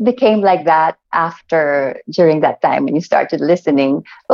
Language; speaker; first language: English; non-native, local second language; Cebuano